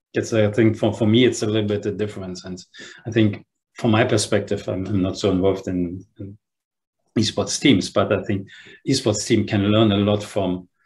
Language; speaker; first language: English; non-native, fluent; German